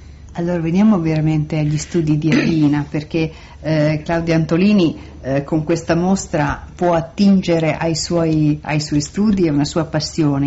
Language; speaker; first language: Italian; native; Italian